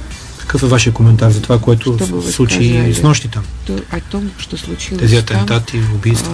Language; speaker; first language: Bulgarian; native; Bulgarian